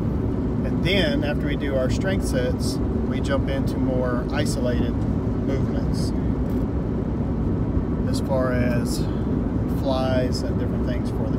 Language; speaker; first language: English; native; English